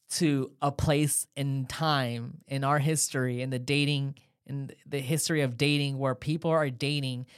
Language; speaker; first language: English; native; English